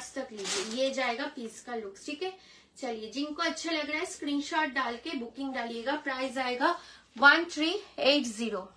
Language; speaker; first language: Hindi; non-native, local second language; Bangla